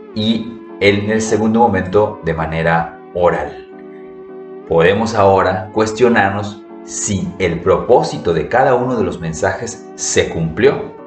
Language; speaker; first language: Spanish; native; Spanish